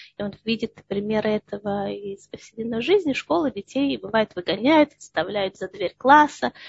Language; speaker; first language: Russian; early bilingual, heritage; Russian